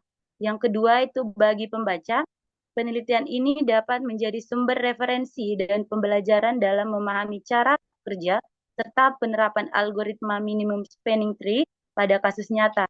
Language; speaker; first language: Indonesian; native; Indonesian